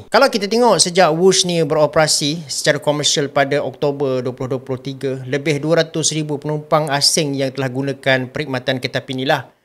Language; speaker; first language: Malay; native; Malay